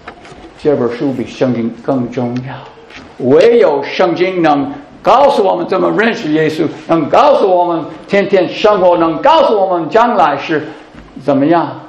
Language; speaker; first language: Chinese; non-native, fluent; English